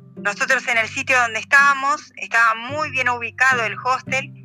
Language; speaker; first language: Spanish; native; Spanish